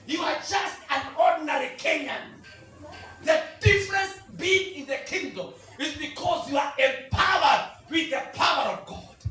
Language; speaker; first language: English; non-native, local second language; Swahili